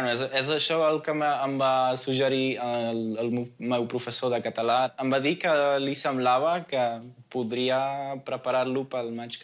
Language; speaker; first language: Catalan; non-native, fluent; Hungarian